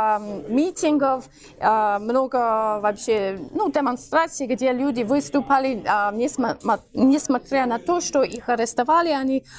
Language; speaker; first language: Russian; non-native, fluent; English